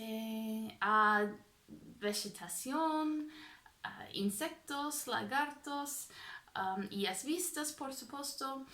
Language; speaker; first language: Portuguese; non-native, fluent; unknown